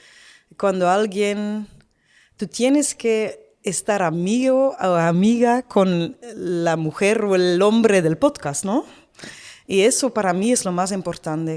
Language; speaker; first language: Spanish; non-native, learner; Dutch